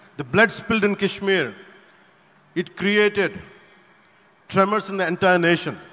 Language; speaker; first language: English; non-native, local second language; Telugu